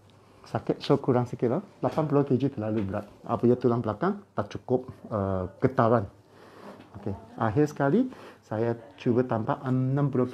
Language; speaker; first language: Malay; non-native, local second language; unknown